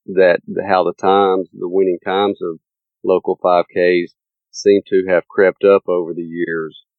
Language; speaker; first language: English; native; English